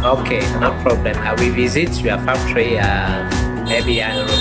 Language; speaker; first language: English; non-native, learner; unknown